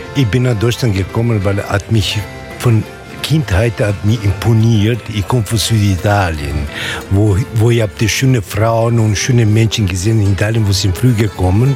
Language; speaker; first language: German; non-native, learner; Italian